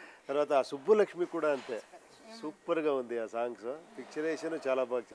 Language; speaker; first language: Telugu; non-native, local second language; Kannada